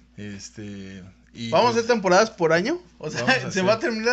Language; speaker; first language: Spanish; native; Spanish